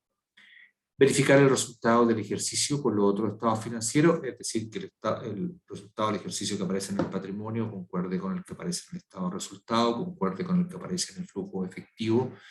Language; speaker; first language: Spanish; native; Spanish